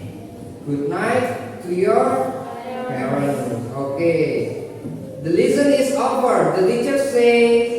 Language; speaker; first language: English; non-native, fluent; Indonesian